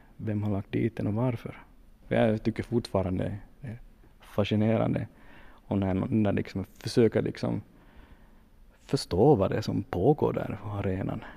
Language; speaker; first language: Swedish; native; Swedish